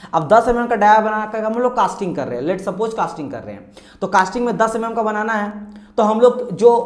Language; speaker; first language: Hindi; non-native, local second language; Marathi